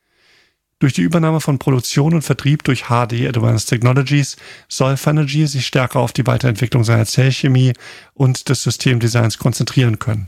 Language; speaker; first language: German; native; German